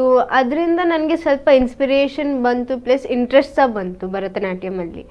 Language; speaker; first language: Kannada; non-native, local second language; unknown